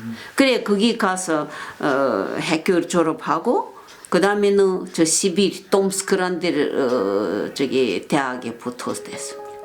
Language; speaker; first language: Korean; early bilingual, heritage; Korean